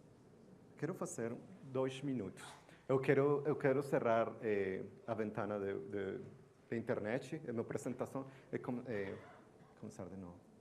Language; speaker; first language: Portuguese; non-native, learner; Spanish